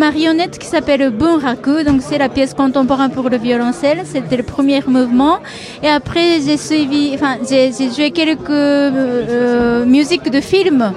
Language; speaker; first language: French; non-native, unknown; Japanese